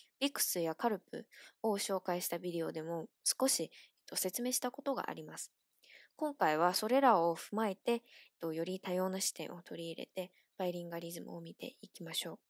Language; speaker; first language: Japanese; non-native, fluent; Chinese